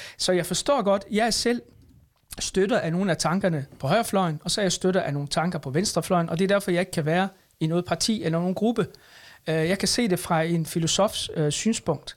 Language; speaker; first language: Danish; early bilingual, other home language; Arabic